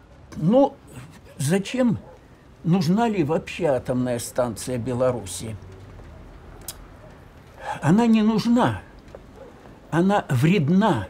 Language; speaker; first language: Russian; native; Russian